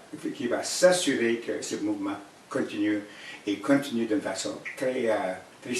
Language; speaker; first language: French; non-native, fluent; Cree